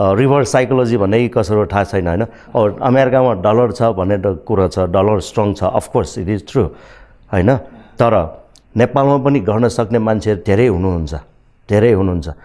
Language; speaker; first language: Nepali; non-native, local second language; Newari